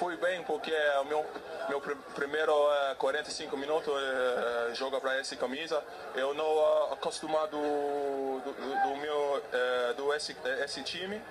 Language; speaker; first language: Portuguese; non-native, learner; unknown